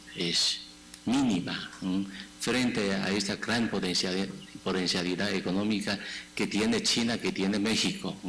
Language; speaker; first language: Spanish; non-native, fluent; Chinese